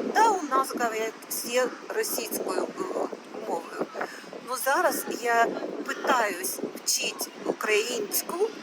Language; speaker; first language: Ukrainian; non-native, local second language; Russian